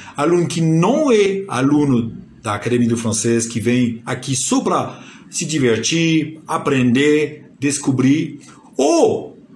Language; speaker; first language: Portuguese; non-native, fluent; French